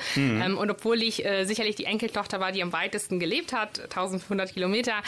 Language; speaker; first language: German; non-native, fluent; Italian